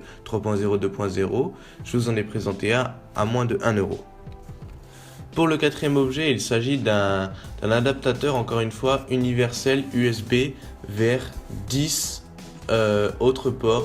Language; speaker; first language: French; native; French